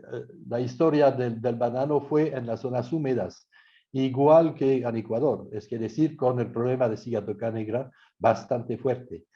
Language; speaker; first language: Spanish; non-native, fluent; French